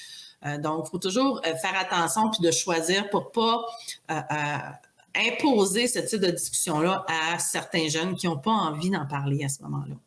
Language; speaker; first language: French; native; French